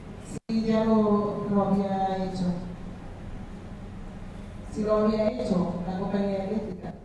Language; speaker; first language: Spanish; non-native, fluent; Haitian Creole